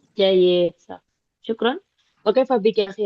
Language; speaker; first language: Arabic; non-native, fluent; Indonesian